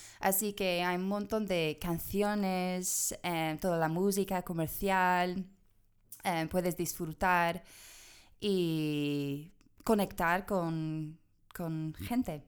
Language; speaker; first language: Spanish; non-native, fluent; English